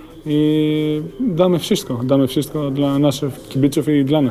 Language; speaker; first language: Polish; non-native, learner; Greek